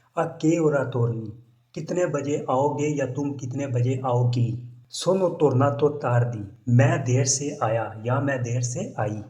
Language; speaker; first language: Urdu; non-native, local second language; Punjabi